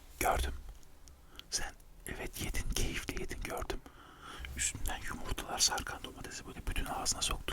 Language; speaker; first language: Turkish; native; Turkish